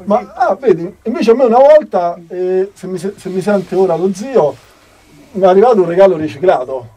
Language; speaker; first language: Italian; native; Italian